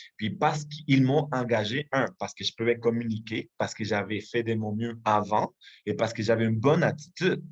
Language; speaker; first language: French; non-native, fluent; Spanish